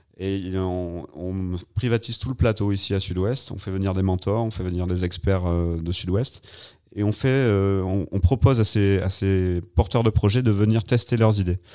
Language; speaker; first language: French; native; French